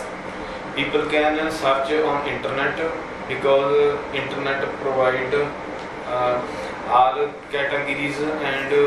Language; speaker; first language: English; non-native, learner; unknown